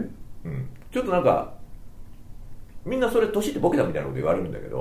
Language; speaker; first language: Japanese; native; Japanese